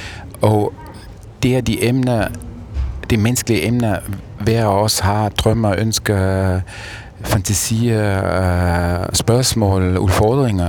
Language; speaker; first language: Danish; non-native, fluent; German